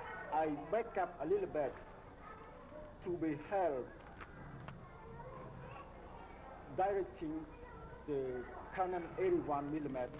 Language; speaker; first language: English; non-native, learner; Khmer